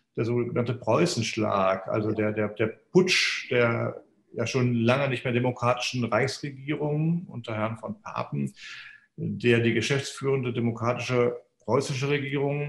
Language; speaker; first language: German; native; German